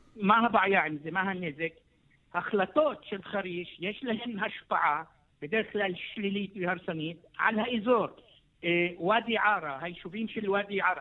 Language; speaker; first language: Hebrew; non-native, local second language; Arabic